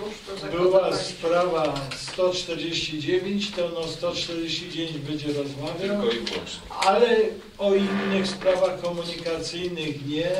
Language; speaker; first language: Polish; native; Polish